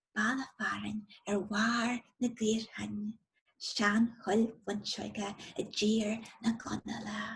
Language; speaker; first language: Irish; non-native, local second language; English